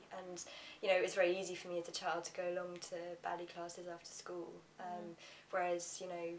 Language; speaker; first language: English; native; English